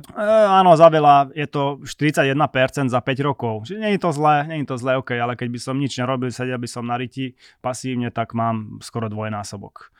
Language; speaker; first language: Slovak; non-native, local second language; Hungarian